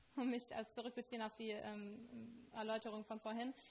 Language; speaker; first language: German; non-native, fluent; Lithuanian